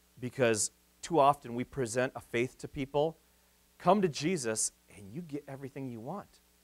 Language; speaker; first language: English; native; English